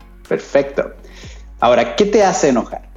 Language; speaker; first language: Spanish; native; Spanish